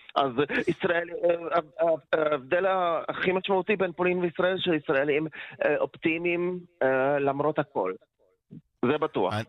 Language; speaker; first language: Hebrew; non-native, fluent; Polish